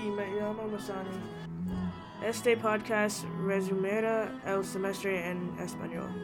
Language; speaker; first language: Spanish; non-native, fluent; English